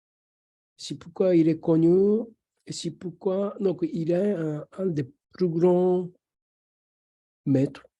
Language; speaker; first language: French; non-native, fluent; Japanese